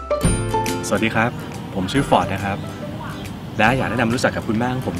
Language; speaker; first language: Thai; native; Thai